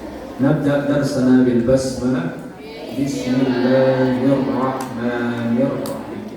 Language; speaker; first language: Arabic; non-native, fluent; Indonesian